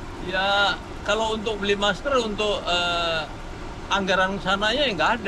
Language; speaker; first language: Indonesian; native; Indonesian